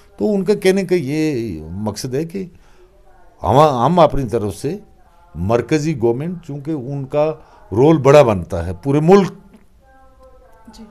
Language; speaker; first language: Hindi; non-native, local second language; Kashmiri